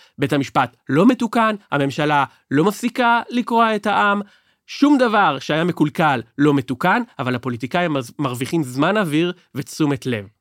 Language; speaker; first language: Hebrew; native; Hebrew